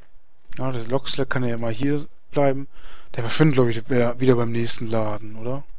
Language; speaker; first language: German; native; German